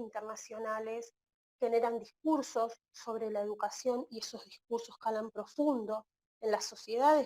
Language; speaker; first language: Spanish; native; Spanish